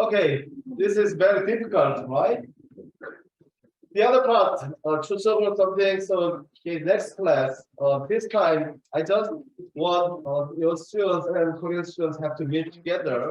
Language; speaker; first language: English; non-native, fluent; Korean